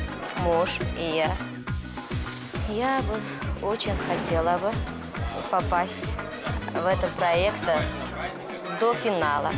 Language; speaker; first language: Russian; non-native, local second language; Uzbek